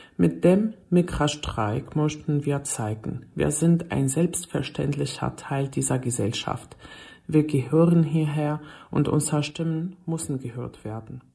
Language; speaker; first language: German; non-native, fluent; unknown